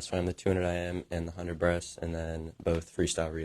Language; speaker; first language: English; native; English